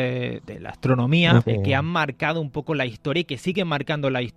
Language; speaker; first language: Spanish; native; Spanish